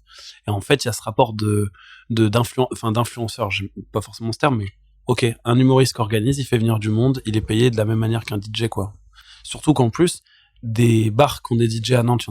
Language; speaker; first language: French; native; French